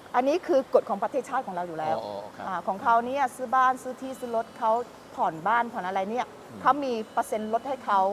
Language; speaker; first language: Thai; non-native, fluent; Malay